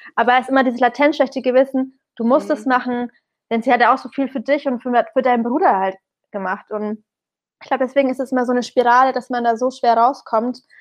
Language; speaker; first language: German; early bilingual, other home language; Arabic